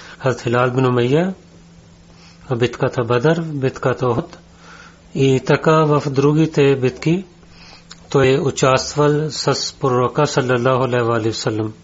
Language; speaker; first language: Bulgarian; non-native, learner; Urdu